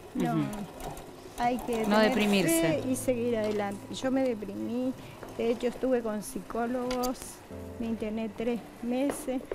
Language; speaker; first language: Spanish; native; Spanish